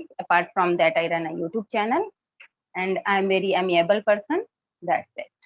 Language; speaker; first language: English; non-native, fluent; Hindi